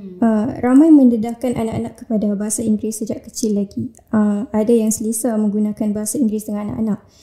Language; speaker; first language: Malay; native; Malay